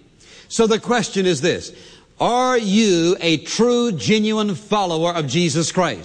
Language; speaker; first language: English; native; English